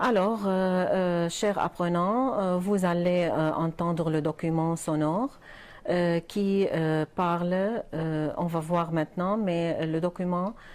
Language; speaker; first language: French; non-native, fluent; Arabic